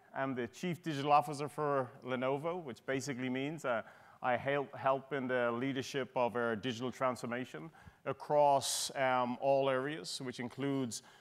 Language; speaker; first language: English; native; English